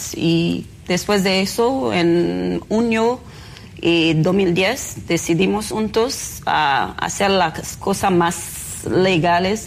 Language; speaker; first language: Spanish; non-native, fluent; Haitian Creole